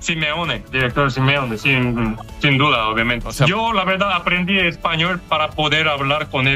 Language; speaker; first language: Spanish; non-native, learner; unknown